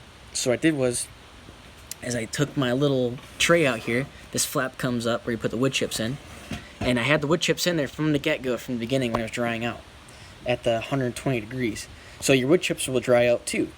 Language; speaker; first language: English; native; English